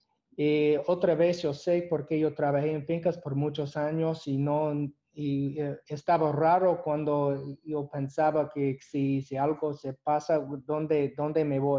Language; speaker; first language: Spanish; non-native, learner; English